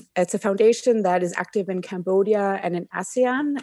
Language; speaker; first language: English; native; English